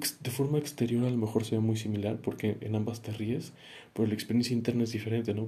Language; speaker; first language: Spanish; native; Spanish